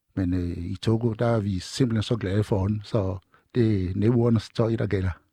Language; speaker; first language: Danish; non-native, fluent; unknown